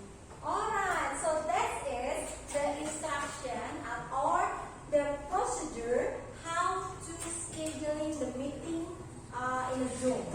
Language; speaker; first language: English; non-native, fluent; Indonesian